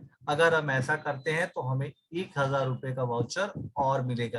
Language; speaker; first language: Hindi; native; Hindi